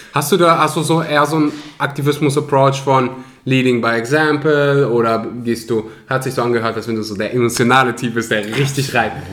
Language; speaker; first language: German; early bilingual, other home language; Russian